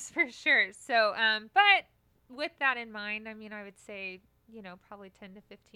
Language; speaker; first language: English; native; English